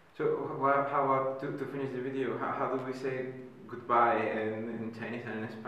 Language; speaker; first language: English; non-native, fluent; Spanish